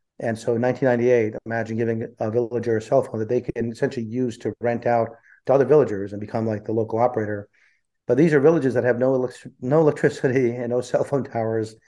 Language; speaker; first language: English; early bilingual, other home language; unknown